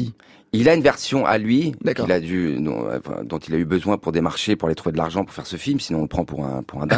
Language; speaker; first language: French; native; French